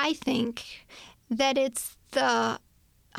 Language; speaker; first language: English; native; English